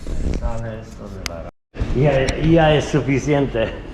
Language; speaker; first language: Spanish; non-native, fluent; Polish